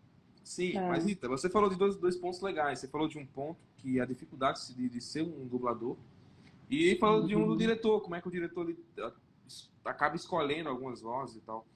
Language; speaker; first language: Portuguese; native; Portuguese